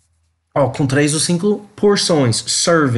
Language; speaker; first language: Portuguese; non-native, learner; English